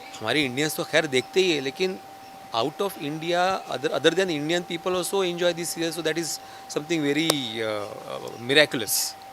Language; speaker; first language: Hindi; non-native, local second language; Marathi